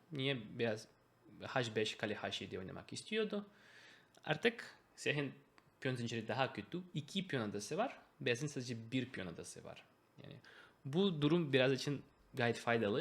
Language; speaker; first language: Turkish; non-native, fluent; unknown